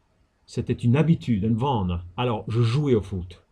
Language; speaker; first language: French; non-native, fluent; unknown